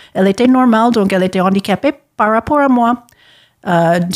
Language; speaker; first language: French; non-native, fluent; English